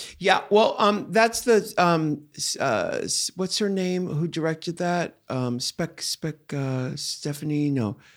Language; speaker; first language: English; native; English